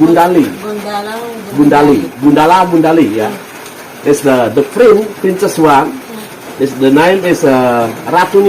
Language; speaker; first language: English; non-native, learner; Indonesian